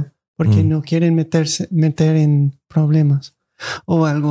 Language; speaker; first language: Spanish; non-native, fluent; English